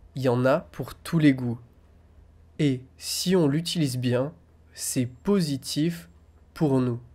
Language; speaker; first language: French; native; French